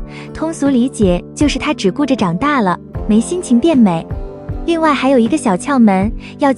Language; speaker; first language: Chinese; native; Chinese